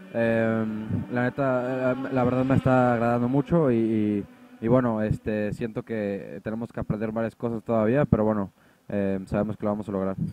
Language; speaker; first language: Spanish; native; Spanish